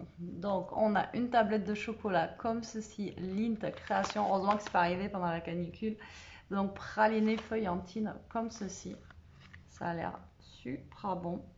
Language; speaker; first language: French; native; French